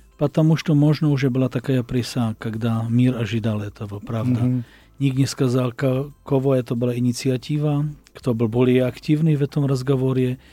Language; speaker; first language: Russian; non-native, learner; Slovak